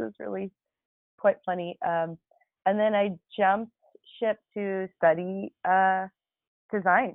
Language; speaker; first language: English; native; English